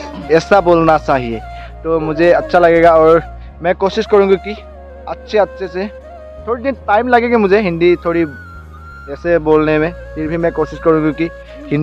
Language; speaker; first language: Hindi; non-native, local second language; Assamese